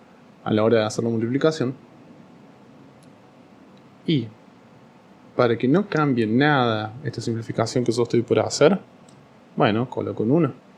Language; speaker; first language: Spanish; native; Spanish